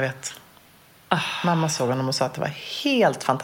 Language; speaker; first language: Swedish; native; Swedish